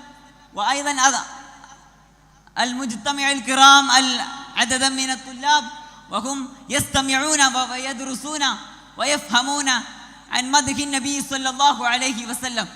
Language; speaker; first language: Arabic; non-native, learner; Malayalam